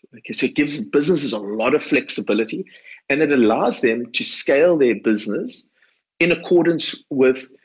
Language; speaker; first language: English; native; English